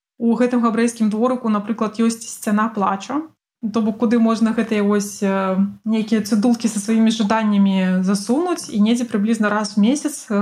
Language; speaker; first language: Belarusian; non-native, local second language; Russian